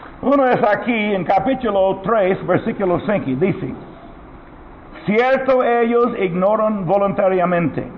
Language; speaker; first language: Spanish; non-native, learner; English